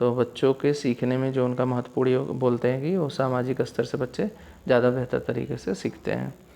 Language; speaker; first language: Hindi; native; Hindi